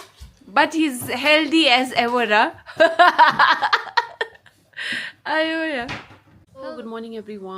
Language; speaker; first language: English; non-native, local second language; Tibetan